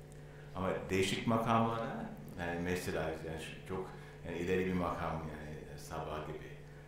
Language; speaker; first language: Turkish; non-native, learner; English